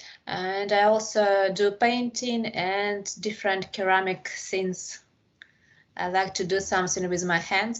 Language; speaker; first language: English; non-native, learner; Ukrainian